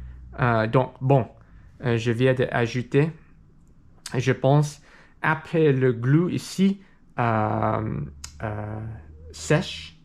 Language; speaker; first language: French; non-native, learner; English